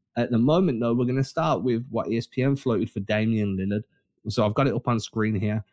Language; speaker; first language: English; native; English